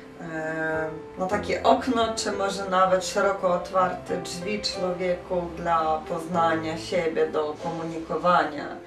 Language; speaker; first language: Polish; non-native, fluent; Ukrainian